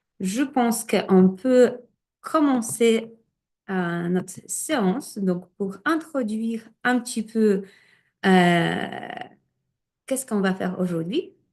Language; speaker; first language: French; non-native, fluent; Polish